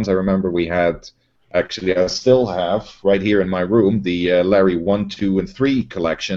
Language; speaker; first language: English; non-native, fluent; Dutch